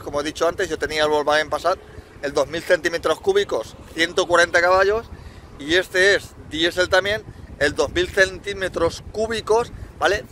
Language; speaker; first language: Spanish; native; Spanish